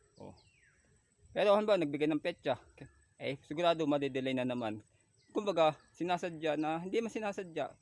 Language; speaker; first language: Filipino; native; Filipino